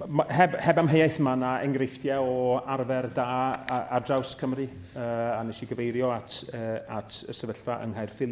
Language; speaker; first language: Welsh; native; Welsh